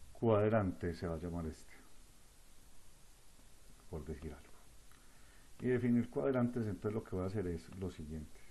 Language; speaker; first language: Spanish; native; Spanish